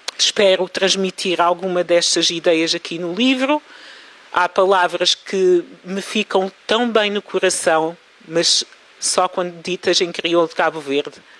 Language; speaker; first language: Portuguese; early bilingual, other home language; Kabuverdianu